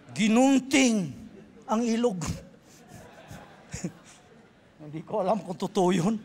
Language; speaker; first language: Filipino; non-native, local second language; Cebuano